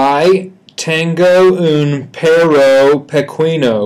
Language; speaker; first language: Spanish; non-native, learner; English